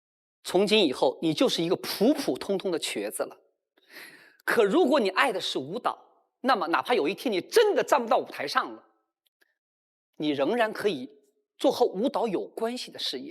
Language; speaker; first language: Chinese; native; Chinese